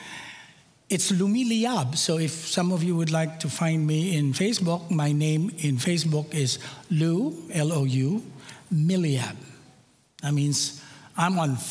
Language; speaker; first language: English; non-native, local second language; Filipino